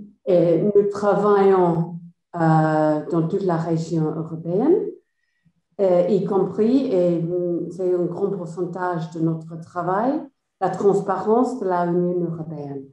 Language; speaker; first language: French; non-native, fluent; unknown